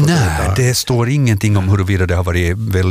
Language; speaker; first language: Swedish; native; Swedish